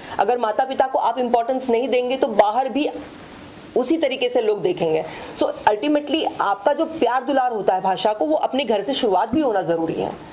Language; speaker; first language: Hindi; non-native, local second language; Kannada